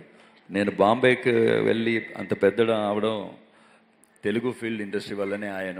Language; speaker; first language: Telugu; non-native, local second language; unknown